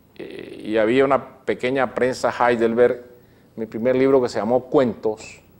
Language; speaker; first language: Spanish; native; Spanish